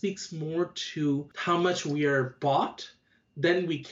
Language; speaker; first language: English; native; English